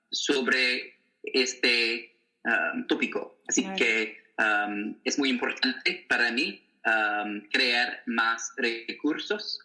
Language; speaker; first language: Spanish; non-native, learner; English